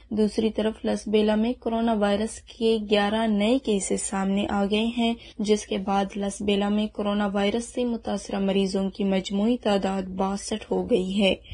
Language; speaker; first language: Urdu; non-native, local second language; Baluchi